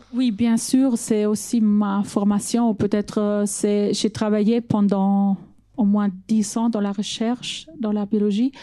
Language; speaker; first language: French; non-native, fluent; German